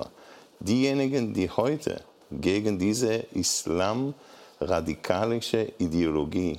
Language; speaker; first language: German; non-native, fluent; Hebrew